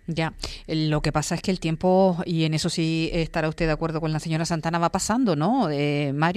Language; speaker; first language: Spanish; native; Spanish